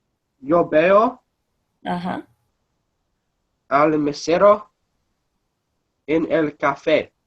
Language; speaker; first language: Spanish; non-native, learner; English